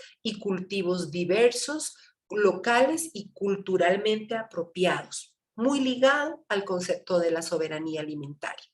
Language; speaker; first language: Spanish; native; Spanish